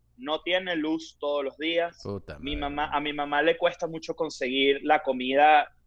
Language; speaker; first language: Spanish; native; Spanish